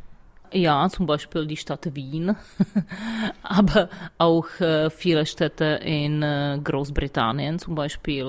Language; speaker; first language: German; non-native, fluent; Czech